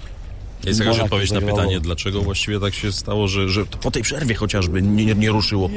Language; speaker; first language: Polish; native; Polish